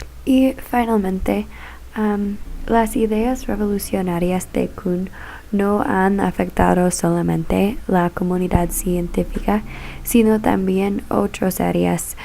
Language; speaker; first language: Spanish; non-native, learner; English